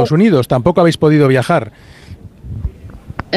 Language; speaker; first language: Spanish; non-native, fluent; Persian